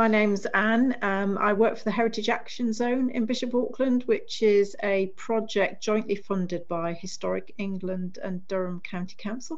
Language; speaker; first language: English; native; English